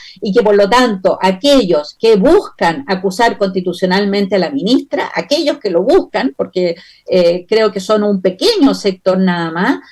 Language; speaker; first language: Spanish; native; Spanish